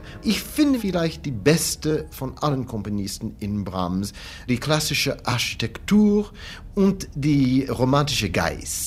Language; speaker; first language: German; non-native, learner; English